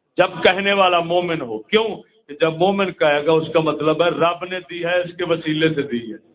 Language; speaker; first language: Urdu; non-native, local second language; Punjabi